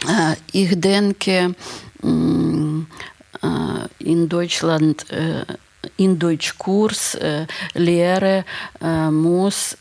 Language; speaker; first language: German; non-native, learner; Ukrainian